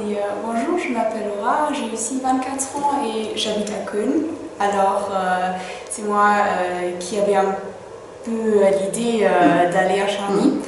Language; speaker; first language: French; non-native, fluent; German